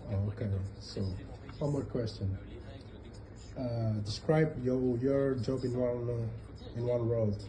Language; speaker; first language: English; non-native, learner; Portuguese